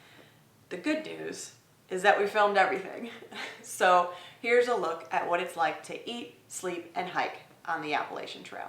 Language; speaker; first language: English; native; English